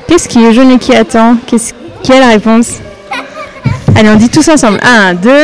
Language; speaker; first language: French; native; French